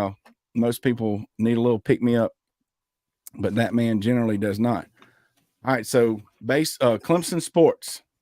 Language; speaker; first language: English; native; English